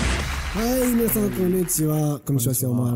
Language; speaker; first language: Japanese; non-native, fluent; Arabic